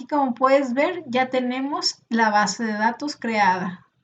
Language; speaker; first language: Spanish; native; Spanish